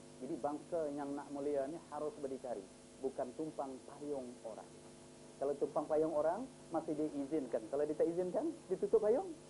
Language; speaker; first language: Malay; native; Malay